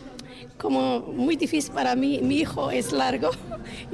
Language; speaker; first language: Spanish; non-native, learner; Arabic